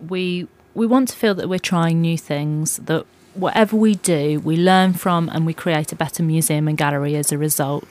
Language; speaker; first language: English; native; English